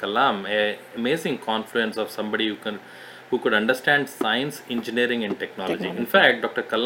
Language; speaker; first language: English; non-native, local second language; Telugu